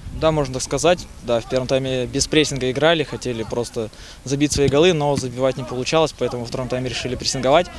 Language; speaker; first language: Russian; native; Russian